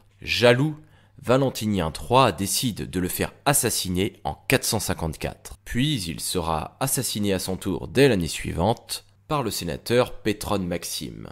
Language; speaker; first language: French; native; French